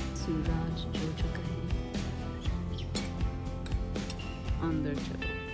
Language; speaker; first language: Hindi; non-native, learner; English